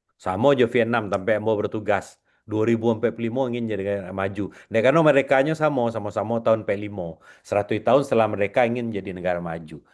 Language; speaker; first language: Indonesian; non-native, local second language; Minangkabau